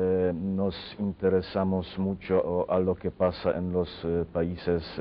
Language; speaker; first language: Spanish; non-native, fluent; Polish